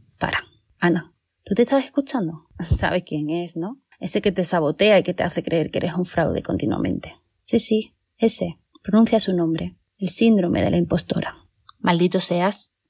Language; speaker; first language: Spanish; native; Spanish